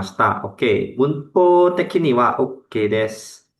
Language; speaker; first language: Japanese; non-native, fluent; Indonesian